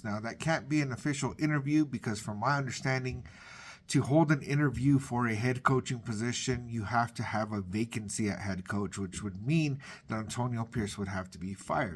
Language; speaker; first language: English; native; English